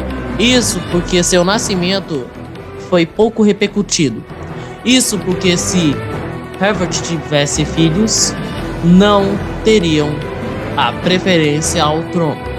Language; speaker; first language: Portuguese; native; Portuguese